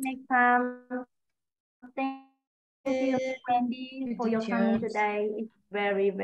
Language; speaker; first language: English; non-native, learner; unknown